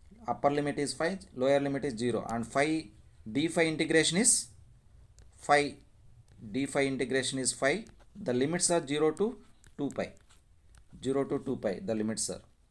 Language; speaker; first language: English; non-native, local second language; Telugu